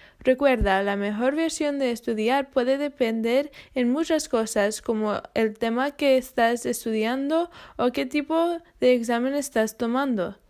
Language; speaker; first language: Spanish; non-native, fluent; English